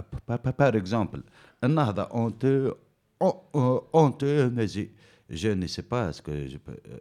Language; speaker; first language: French; non-native, learner; Berber languages